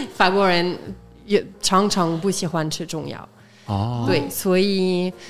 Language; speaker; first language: Chinese; non-native, fluent; French